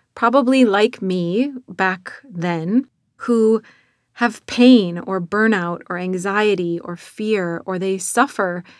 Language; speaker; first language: English; native; English